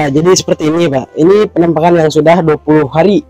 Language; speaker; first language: Indonesian; native; Indonesian